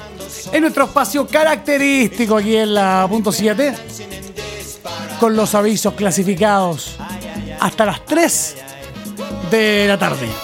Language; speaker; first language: Spanish; native; Spanish